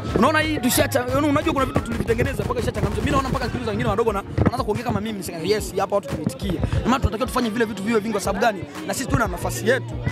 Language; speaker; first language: Swahili; non-native, local second language; Bembe